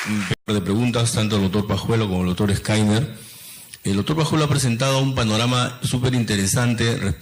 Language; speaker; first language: Spanish; native; Spanish